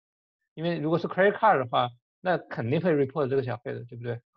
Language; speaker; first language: Chinese; native; Chinese